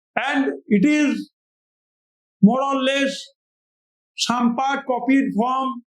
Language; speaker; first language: English; non-native, local second language; Bangla